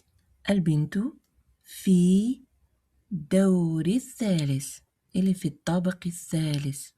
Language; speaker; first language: Arabic; non-native, fluent; Russian